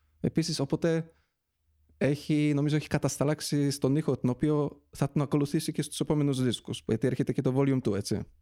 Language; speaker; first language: Greek; early bilingual, other home language; Polish